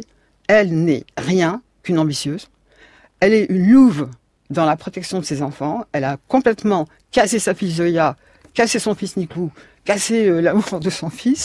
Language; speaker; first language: French; native; French